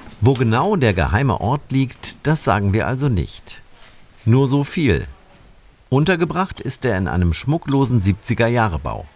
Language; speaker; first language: German; native; German